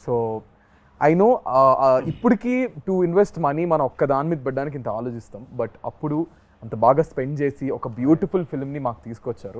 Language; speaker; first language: Telugu; native; Telugu